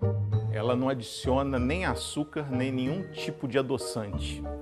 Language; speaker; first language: Portuguese; native; Portuguese